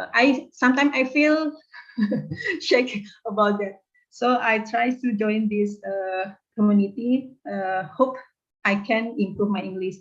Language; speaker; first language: English; non-native, learner; Indonesian